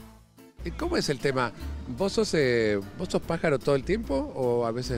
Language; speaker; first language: Spanish; native; Spanish